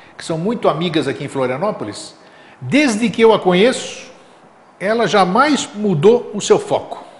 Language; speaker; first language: Portuguese; non-native, fluent; Greek